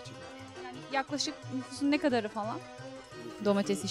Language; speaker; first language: Turkish; native; Turkish